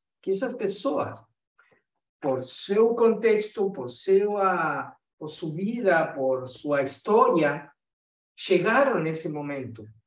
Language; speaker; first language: Portuguese; non-native, fluent; Spanish